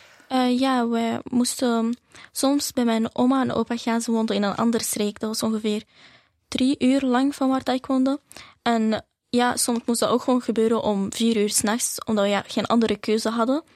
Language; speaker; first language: Dutch; early bilingual, other home language; Arabic